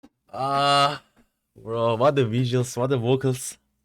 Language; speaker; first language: English; non-native, learner; Turkish